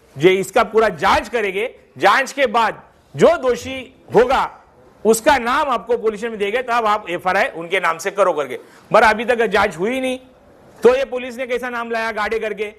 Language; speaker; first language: Hindi; non-native, local second language; Marathi